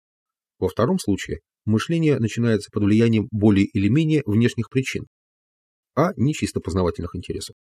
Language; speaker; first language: Russian; native; Russian